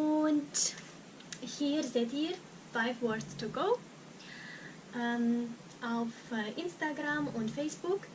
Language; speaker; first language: German; non-native, fluent; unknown